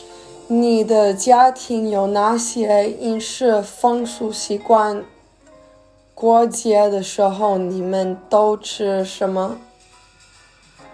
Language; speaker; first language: Chinese; early bilingual, heritage; Chinese